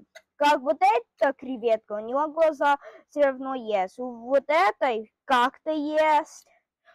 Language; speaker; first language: Russian; early bilingual, heritage; Russian